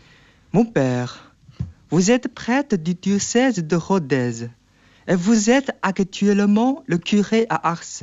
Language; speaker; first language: French; non-native, fluent; Chinese